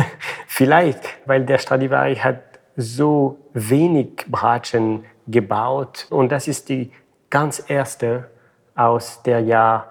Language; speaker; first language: German; non-native, fluent; French